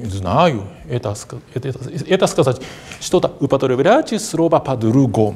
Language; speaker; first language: Russian; non-native, fluent; Japanese